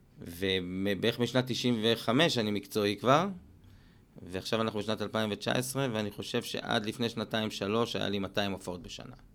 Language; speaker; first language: Hebrew; native; Hebrew